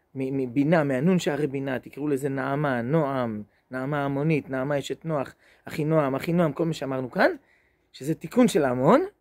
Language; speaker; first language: Hebrew; native; Hebrew